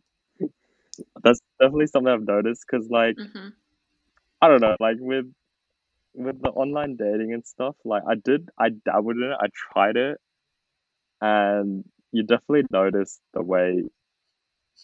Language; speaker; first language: English; native; English